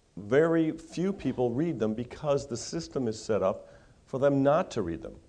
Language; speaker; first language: English; native; English